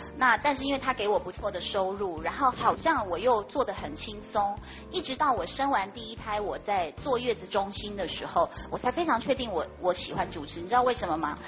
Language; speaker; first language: Chinese; native; Chinese